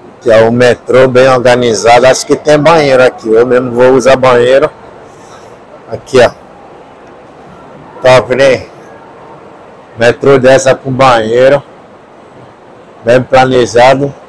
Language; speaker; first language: Portuguese; non-native, learner; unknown